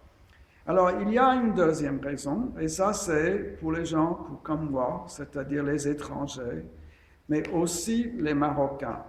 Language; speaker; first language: French; non-native, fluent; English